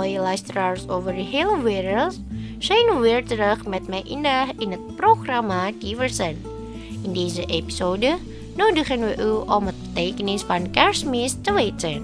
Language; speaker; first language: Dutch; non-native, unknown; Indonesian